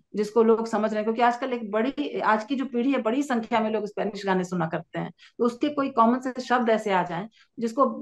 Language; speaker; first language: Hindi; native; Hindi